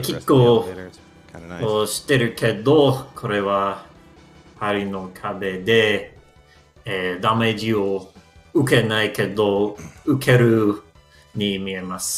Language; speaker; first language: Japanese; non-native, learner; English